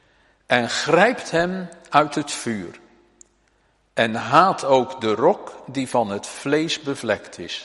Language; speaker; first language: Dutch; native; Dutch